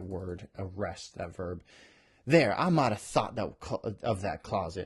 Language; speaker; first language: English; native; English